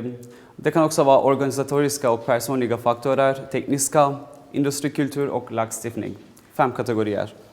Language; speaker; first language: Swedish; non-native, fluent; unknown